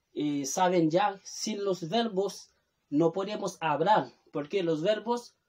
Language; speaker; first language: Spanish; non-native, fluent; Haitian Creole